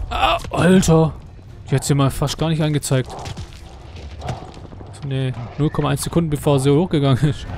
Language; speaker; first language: German; native; German